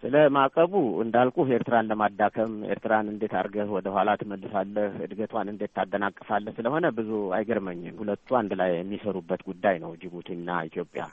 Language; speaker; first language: Amharic; non-native, local second language; Tigrinya